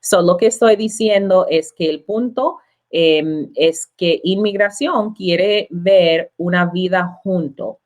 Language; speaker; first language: Spanish; non-native, learner; English